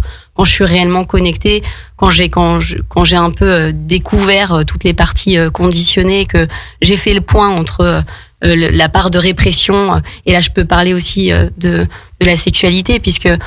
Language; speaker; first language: French; native; French